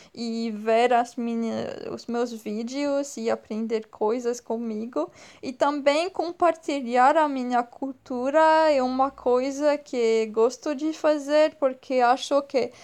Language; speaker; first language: Portuguese; non-native, fluent; French